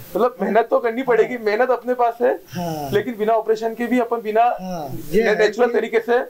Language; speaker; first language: Hindi; native; Hindi